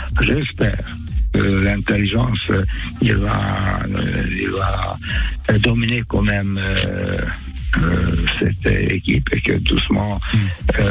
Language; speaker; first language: French; non-native, fluent; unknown